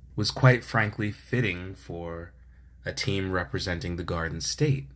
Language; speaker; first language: English; native; English